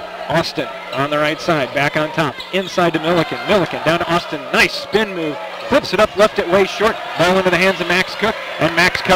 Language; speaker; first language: English; native; English